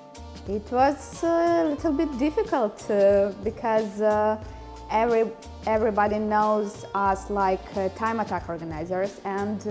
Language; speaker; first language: English; non-native, fluent; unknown